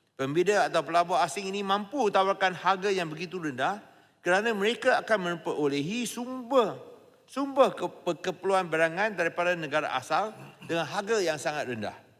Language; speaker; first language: Malay; non-native, local second language; Chinese